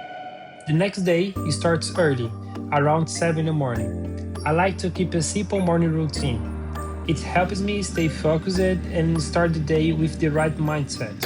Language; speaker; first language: English; non-native, fluent; Portuguese